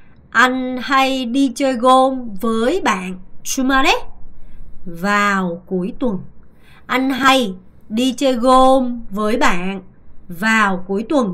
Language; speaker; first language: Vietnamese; non-native, fluent; Korean